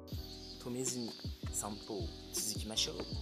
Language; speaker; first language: Japanese; non-native, fluent; French